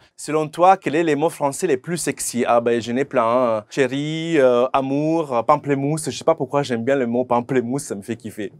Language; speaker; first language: French; non-native, fluent; Italian